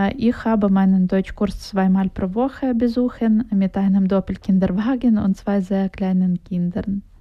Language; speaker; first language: German; non-native, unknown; Russian